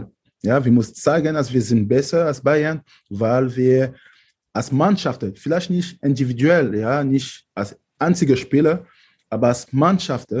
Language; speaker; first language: German; non-native, fluent; French